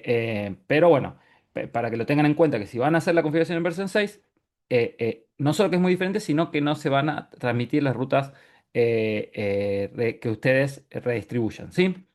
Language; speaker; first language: Spanish; native; Spanish